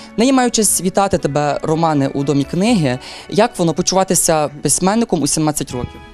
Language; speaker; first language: Ukrainian; native; Ukrainian